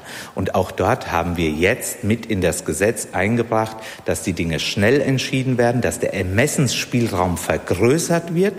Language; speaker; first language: German; native; German